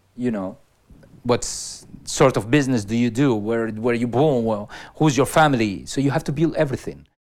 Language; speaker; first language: English; non-native, fluent; Spanish